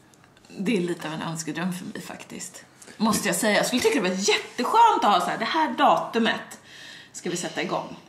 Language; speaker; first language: Swedish; native; Swedish